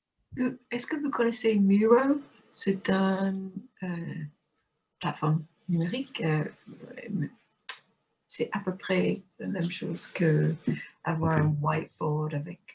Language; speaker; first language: French; non-native, fluent; English